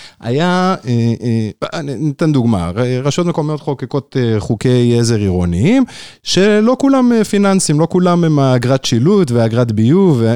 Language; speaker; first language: Hebrew; native; Hebrew